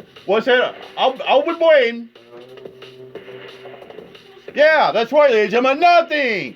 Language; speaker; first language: English; native; English